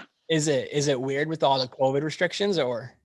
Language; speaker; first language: English; native; English